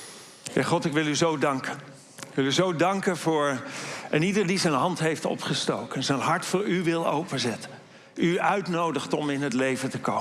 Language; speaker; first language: Dutch; native; Dutch